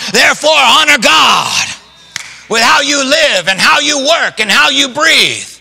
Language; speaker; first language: English; native; English